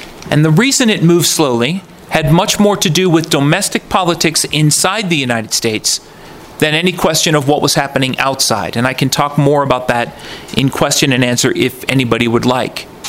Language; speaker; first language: English; native; English